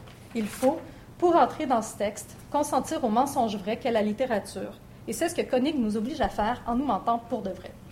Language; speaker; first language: French; native; French